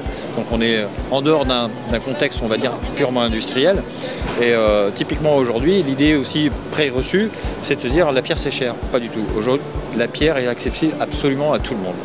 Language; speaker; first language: French; native; French